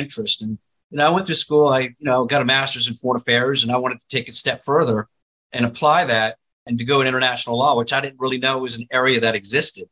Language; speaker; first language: English; native; English